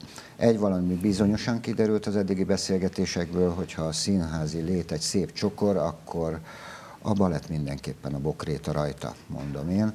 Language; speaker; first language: Hungarian; native; Hungarian